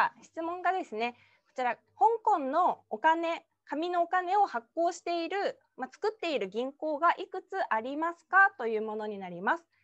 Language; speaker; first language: Japanese; native; Japanese